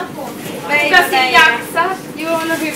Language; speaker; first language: Finnish; non-native, learner; Swedish